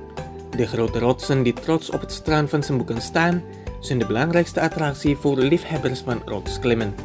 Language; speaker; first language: Dutch; non-native, fluent; Indonesian